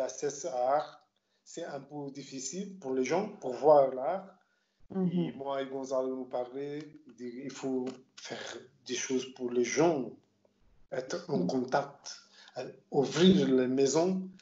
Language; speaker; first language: French; non-native, local second language; Portuguese